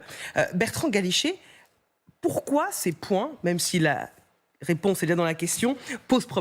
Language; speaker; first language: French; native; French